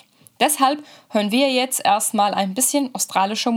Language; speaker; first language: German; native; German